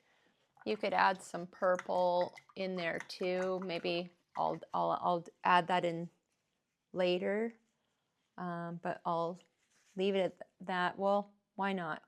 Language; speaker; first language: English; native; English